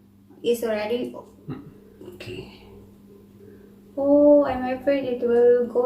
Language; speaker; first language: English; non-native, local second language; Filipino